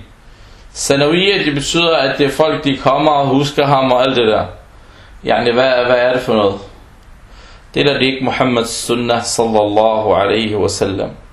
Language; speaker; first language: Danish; non-native, fluent; Arabic